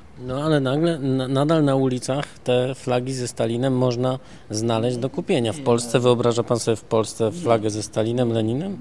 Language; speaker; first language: Polish; native; Polish